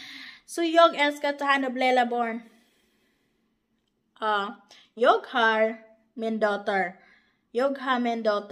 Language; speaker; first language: Swedish; non-native, learner; Filipino